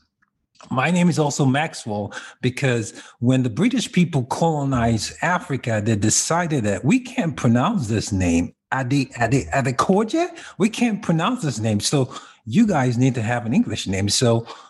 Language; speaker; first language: English; non-native, local second language; Yoruba